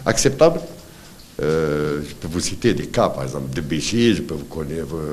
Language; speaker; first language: French; non-native, local second language; Arabic